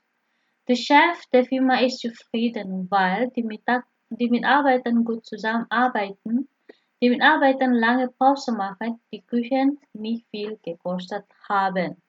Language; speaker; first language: German; non-native, fluent; Indonesian